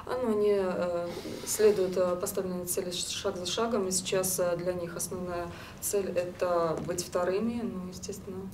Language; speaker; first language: Russian; native; Russian